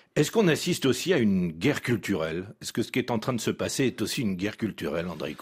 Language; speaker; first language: French; native; French